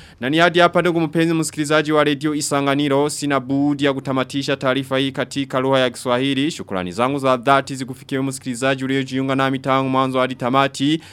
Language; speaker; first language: Swahili; non-native, local second language; Rundi